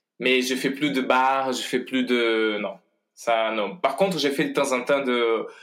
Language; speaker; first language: French; non-native, fluent; Portuguese